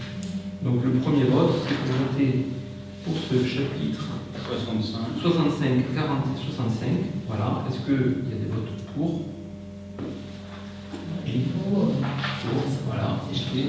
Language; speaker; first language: French; native; French